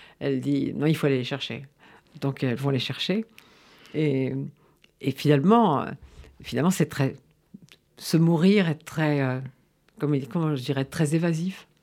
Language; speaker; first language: French; native; French